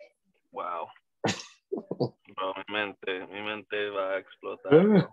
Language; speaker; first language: Spanish; non-native, learner; English